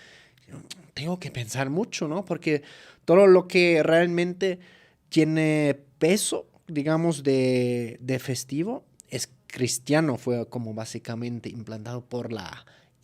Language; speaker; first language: Spanish; non-native, fluent; German